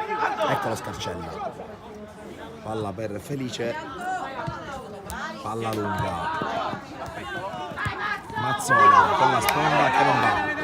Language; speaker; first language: Italian; native; Italian